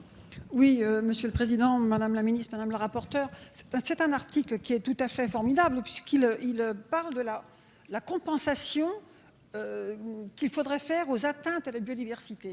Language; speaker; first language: French; native; French